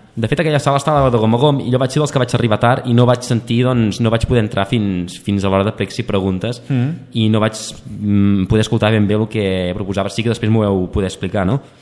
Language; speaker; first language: Catalan; native; Catalan